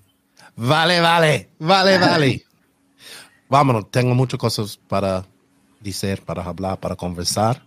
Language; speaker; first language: Spanish; non-native, learner; English